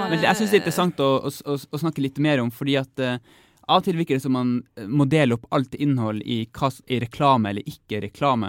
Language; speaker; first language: Norwegian; native; Norwegian